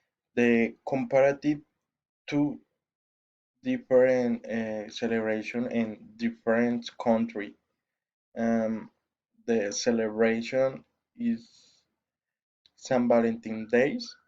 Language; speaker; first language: English; non-native, learner; Spanish